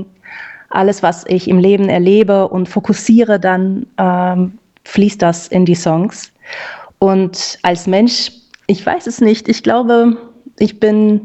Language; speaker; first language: German; non-native, fluent; Russian